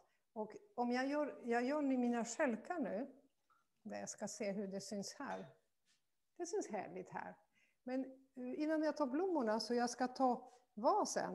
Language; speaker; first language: Swedish; non-native, fluent; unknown